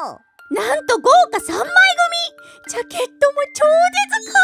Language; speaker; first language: Japanese; native; Japanese